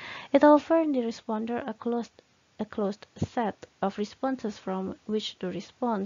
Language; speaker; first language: English; non-native, fluent; Indonesian